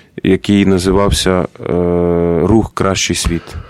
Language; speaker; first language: Ukrainian; native; Ukrainian